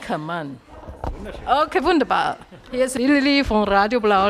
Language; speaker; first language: German; non-native, learner; Chinese